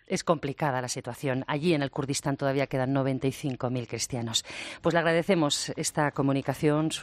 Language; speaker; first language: Spanish; native; Spanish